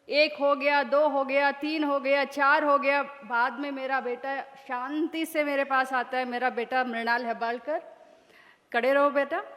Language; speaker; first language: Hindi; non-native, local second language; Kannada